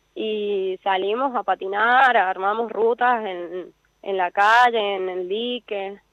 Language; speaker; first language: Spanish; native; Spanish